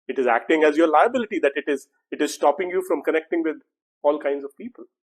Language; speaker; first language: English; non-native, local second language; Punjabi